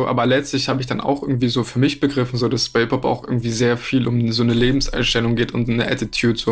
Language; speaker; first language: German; native; German